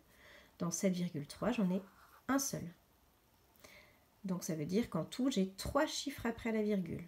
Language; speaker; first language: French; native; French